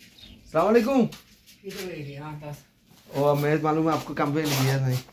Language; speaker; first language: Hindi; non-native, learner; Bangla